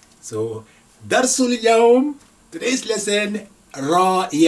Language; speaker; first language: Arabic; non-native, fluent; Yoruba